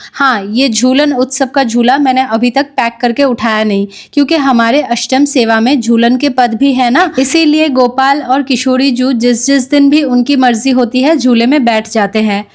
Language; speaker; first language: Hindi; non-native, local second language; Bangla